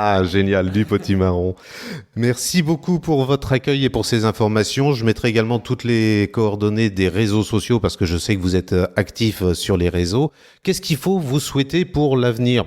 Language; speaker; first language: French; native; French